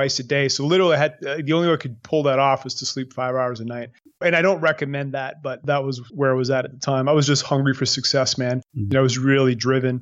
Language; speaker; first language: English; native; English